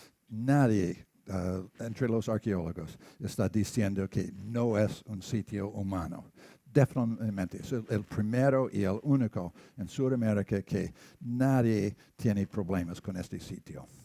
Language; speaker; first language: Spanish; non-native, learner; English